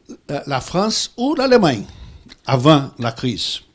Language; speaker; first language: French; non-native, fluent; Portuguese